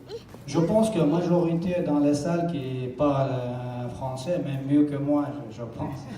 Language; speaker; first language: French; non-native, learner; Chechen